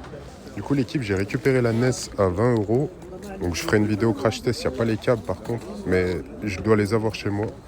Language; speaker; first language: French; native; French